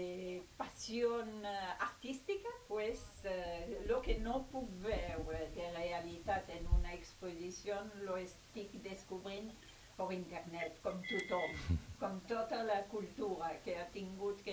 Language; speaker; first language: Catalan; non-native, local second language; Spanish